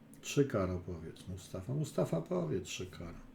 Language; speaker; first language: Polish; native; Polish